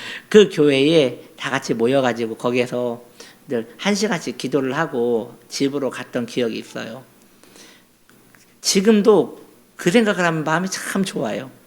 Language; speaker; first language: Korean; native; Korean